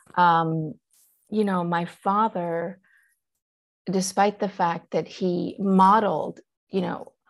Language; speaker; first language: English; early bilingual, other home language; Persian